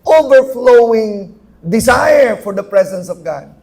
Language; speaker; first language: English; non-native, local second language; Filipino